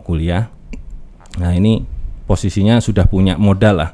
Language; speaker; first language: Indonesian; native; Indonesian